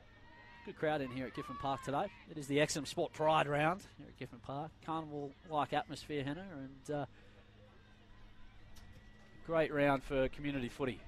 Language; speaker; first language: English; native; English